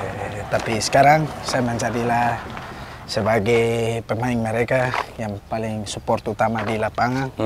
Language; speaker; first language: Indonesian; non-native, learner; Tetum